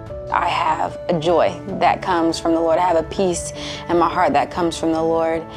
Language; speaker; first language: English; native; English